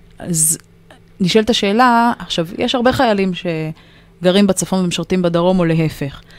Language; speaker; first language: Hebrew; native; Hebrew